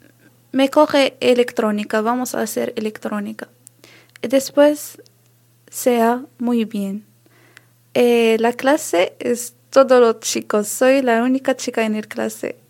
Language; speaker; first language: Spanish; non-native, learner; Arabic